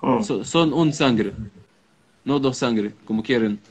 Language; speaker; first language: Spanish; non-native, learner; Arabic